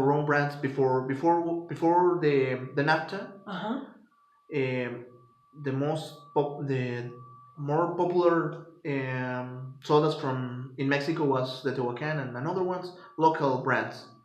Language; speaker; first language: English; non-native, fluent; Spanish